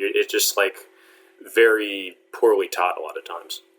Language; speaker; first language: English; native; English